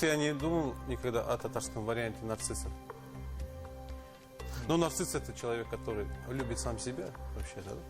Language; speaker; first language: Russian; non-native, local second language; Tatar